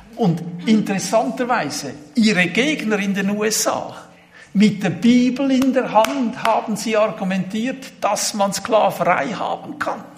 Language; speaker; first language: German; native; German